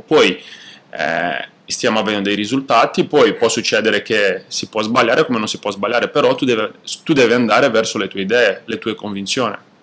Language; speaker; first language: Italian; non-native, fluent; Portuguese